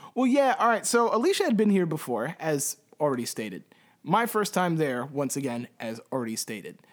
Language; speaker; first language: English; early bilingual, heritage; Spanish